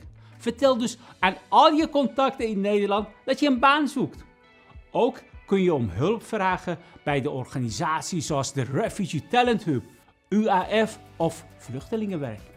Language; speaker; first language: Dutch; non-native, fluent; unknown